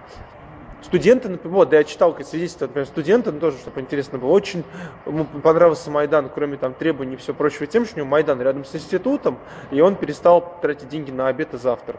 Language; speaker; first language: Russian; native; Russian